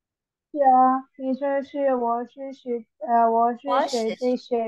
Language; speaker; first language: Chinese; non-native, learner; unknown